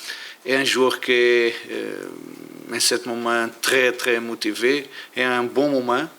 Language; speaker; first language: French; non-native, learner; Portuguese